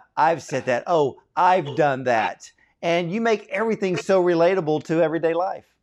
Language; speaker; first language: English; native; English